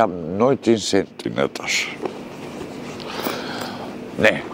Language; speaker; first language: German; non-native, learner; Romanian